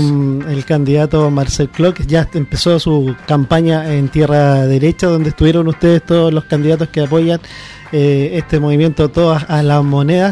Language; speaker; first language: Spanish; native; Spanish